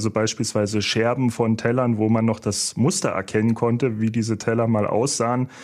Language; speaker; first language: German; native; German